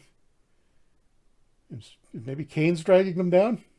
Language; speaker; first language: English; native; English